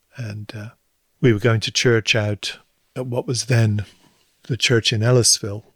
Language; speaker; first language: English; native; English